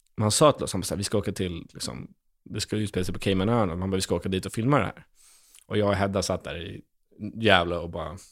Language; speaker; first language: Swedish; native; Swedish